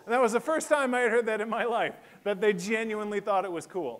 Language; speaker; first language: English; native; English